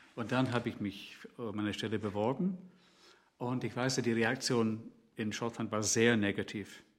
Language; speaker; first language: German; non-native, fluent; English